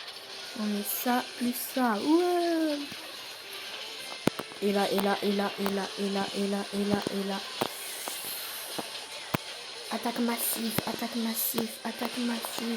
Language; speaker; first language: French; native; French